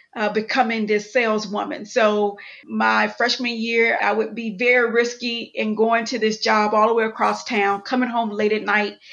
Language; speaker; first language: English; native; English